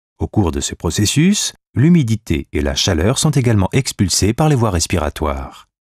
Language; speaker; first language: French; native; French